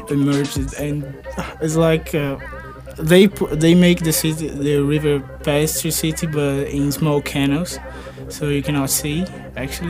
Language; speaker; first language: English; non-native, fluent; Portuguese